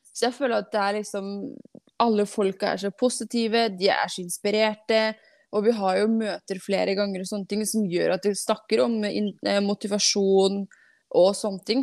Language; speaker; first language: Norwegian; non-native, fluent; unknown